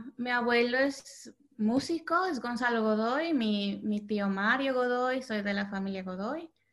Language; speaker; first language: Spanish; early bilingual, heritage; Spanish